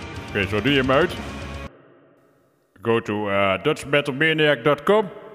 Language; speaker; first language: English; non-native, learner; Dutch